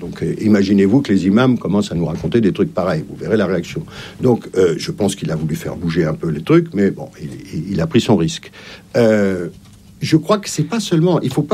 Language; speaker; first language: French; native; French